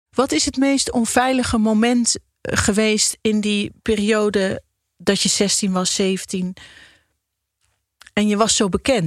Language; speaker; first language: Dutch; native; Dutch